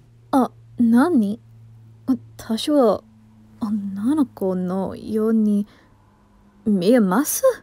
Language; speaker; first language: Japanese; non-native, learner; English